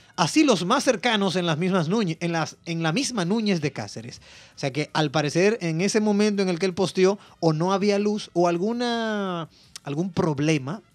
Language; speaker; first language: Spanish; native; Spanish